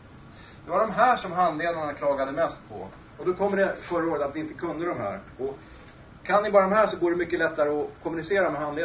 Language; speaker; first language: Swedish; native; Swedish